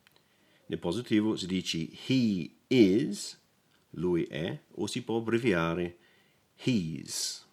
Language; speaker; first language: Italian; non-native, learner; English